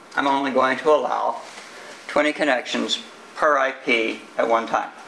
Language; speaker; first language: English; native; English